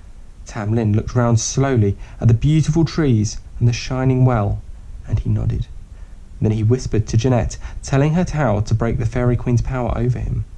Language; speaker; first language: English; native; English